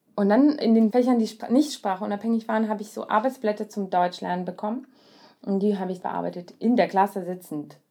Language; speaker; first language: German; early bilingual, other home language; Russian